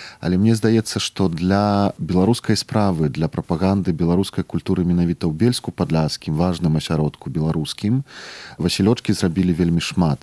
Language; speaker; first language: Belarusian; native; Belarusian